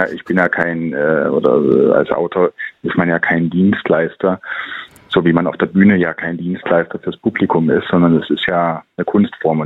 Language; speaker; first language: German; native; German